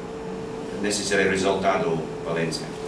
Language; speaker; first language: Spanish; non-native, learner; English